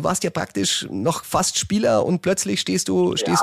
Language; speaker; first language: German; native; German